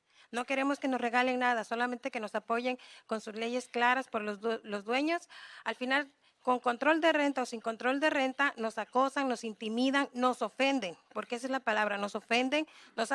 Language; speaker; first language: Spanish; native; Spanish